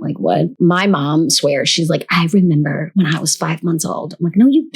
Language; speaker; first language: English; native; English